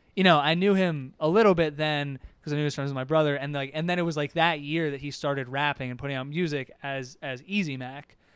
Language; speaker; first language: English; native; English